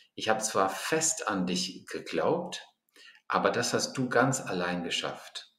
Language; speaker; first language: German; non-native, fluent; English